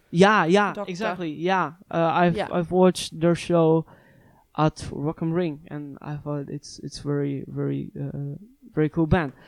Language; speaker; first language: English; non-native, fluent; Polish